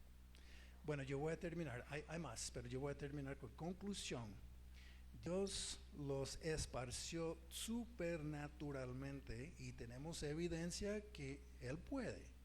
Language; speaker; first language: Spanish; non-native, fluent; English